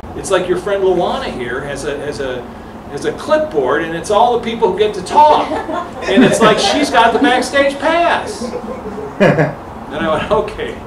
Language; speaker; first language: English; native; English